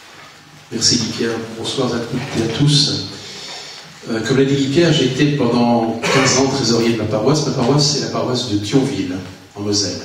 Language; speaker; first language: French; native; French